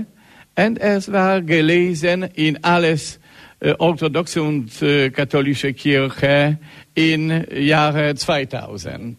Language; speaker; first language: German; non-native, learner; Polish